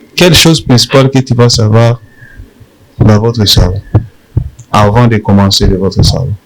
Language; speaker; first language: French; non-native, local second language; Rundi